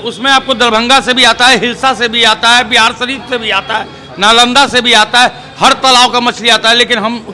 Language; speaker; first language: Hindi; native; Hindi